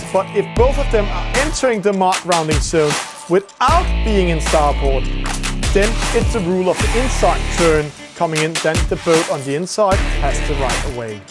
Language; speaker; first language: English; non-native, fluent; Danish